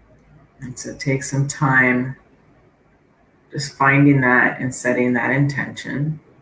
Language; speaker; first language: English; native; English